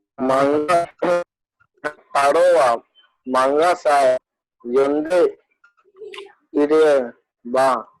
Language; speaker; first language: Japanese; non-native, learner; Hindi